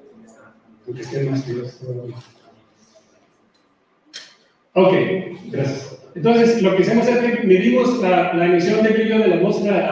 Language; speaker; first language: Spanish; native; Spanish